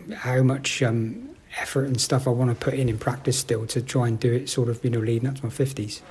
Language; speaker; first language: English; native; English